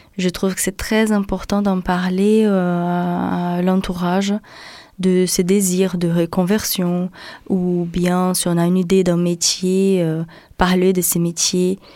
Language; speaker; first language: French; non-native, fluent; Portuguese